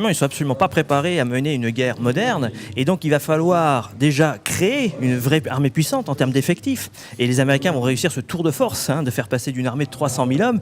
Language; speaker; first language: French; native; French